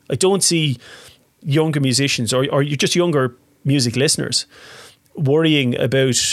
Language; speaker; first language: English; native; English